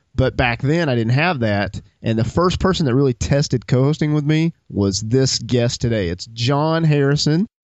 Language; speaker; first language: English; native; English